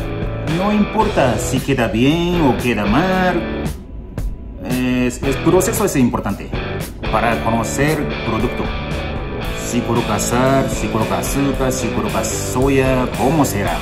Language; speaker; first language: Spanish; non-native, learner; Japanese